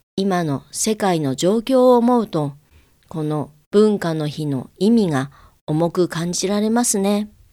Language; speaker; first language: Japanese; native; Japanese